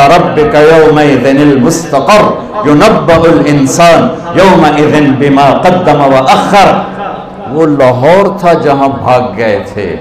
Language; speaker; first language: Urdu; non-native, local second language; Punjabi